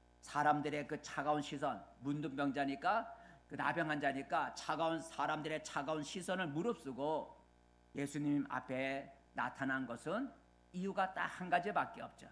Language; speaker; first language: Korean; native; Korean